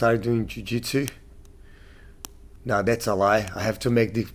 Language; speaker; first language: English; non-native, fluent; Portuguese